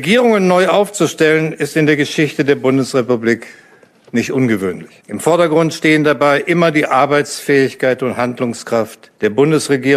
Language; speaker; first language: German; native; German